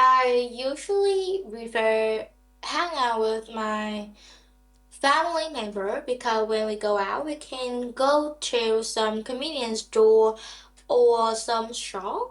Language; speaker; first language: English; non-native, learner; Vietnamese